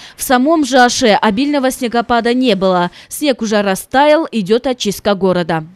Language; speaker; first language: Russian; non-native, local second language; Kyrgyz